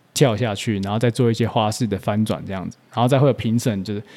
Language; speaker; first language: Chinese; native; Chinese